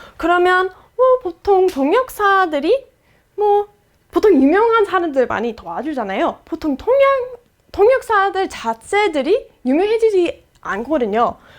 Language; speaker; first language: Korean; non-native, fluent; English